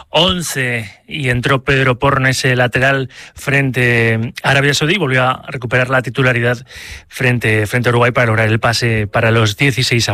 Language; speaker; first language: Spanish; native; Spanish